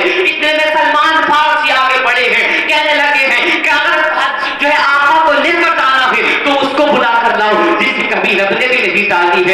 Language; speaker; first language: Urdu; native; Urdu